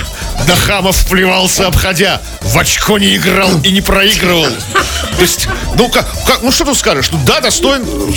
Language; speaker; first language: Russian; native; Russian